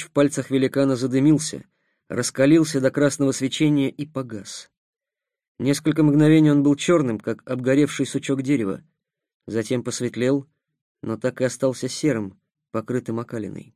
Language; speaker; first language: Russian; native; Russian